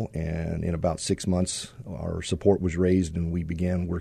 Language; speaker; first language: English; native; English